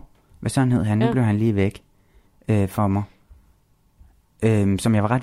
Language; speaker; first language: Danish; native; Danish